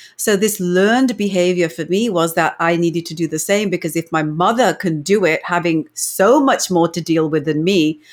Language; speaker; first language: English; native; English